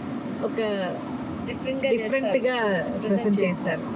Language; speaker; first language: Telugu; non-native, local second language; Malayalam